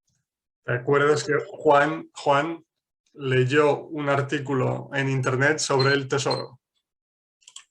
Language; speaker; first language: Spanish; non-native, fluent; English